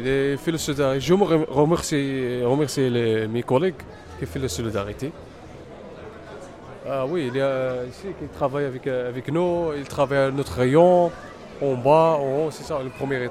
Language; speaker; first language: French; non-native, learner; Arabic